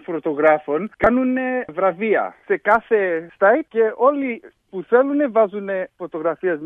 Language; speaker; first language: Greek; early bilingual, heritage; English